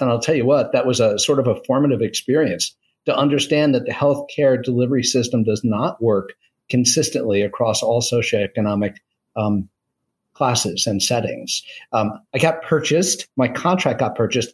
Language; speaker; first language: English; native; English